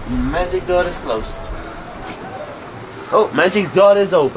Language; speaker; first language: English; non-native, learner; Dutch